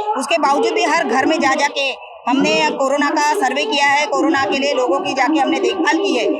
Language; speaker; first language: Hindi; non-native, local second language; Marathi